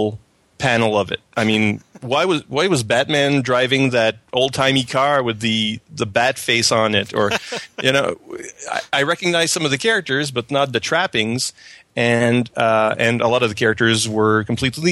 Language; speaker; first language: English; non-native, fluent; French